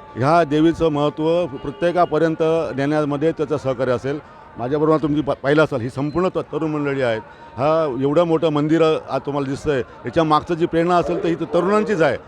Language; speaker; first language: Marathi; native; Marathi